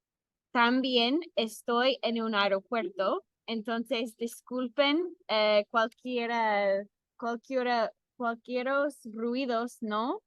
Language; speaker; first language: Spanish; non-native, fluent; English